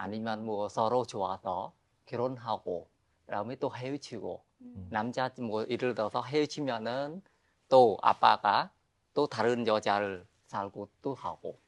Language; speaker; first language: Korean; non-native, fluent; Khmer